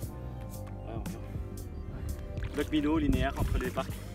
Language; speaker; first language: French; native; French